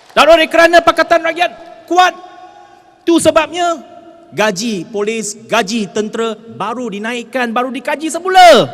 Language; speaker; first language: Malay; non-native, local second language; Chinese